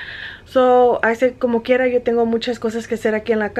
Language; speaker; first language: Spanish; early bilingual, other home language; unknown